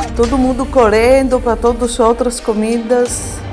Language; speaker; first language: Portuguese; non-native, fluent; Greek